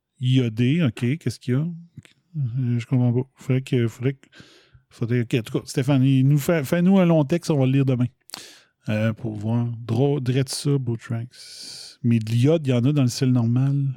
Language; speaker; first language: French; native; French